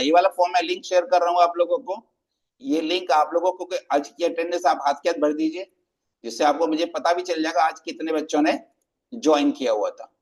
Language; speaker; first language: Hindi; native; Hindi